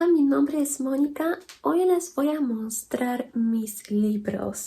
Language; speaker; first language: Spanish; non-native, fluent; Polish